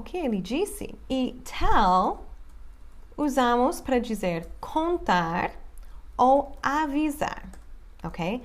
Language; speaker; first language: Portuguese; non-native, fluent; English